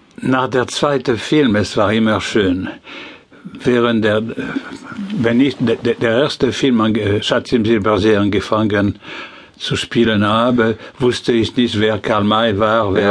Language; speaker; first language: German; non-native, learner; French